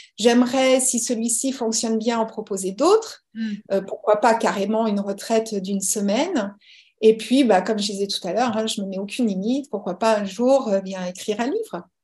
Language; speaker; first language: French; early bilingual, other home language; English